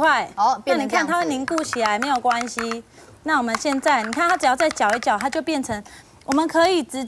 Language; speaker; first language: Chinese; native; Chinese